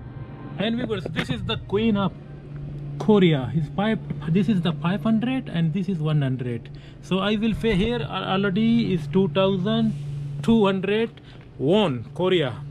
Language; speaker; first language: English; non-native, learner; Urdu